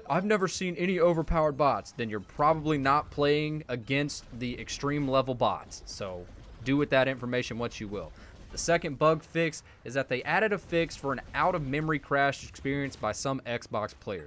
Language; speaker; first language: English; native; English